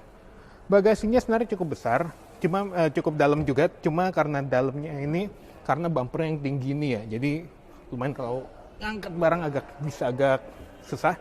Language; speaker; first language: Indonesian; native; Indonesian